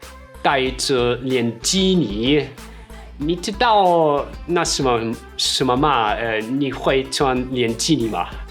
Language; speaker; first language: Chinese; non-native, fluent; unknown